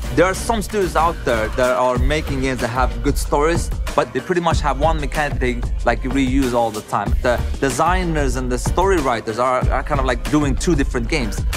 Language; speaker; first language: English; early bilingual, other home language; Arabic